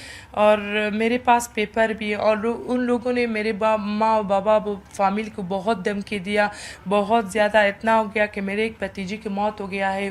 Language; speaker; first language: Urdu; non-native, learner; Persian